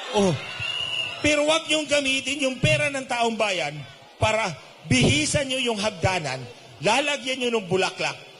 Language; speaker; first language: Filipino; non-native, local second language; Cebuano